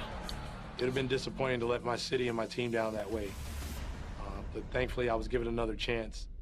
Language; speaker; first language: English; native; English